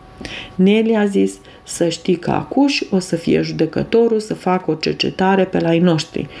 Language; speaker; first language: Romanian; native; Romanian